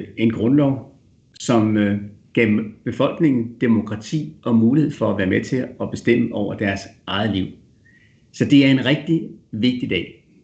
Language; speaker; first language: Danish; native; Danish